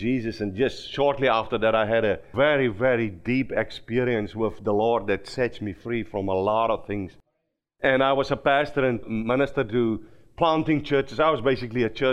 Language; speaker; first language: English; non-native, local second language; Afrikaans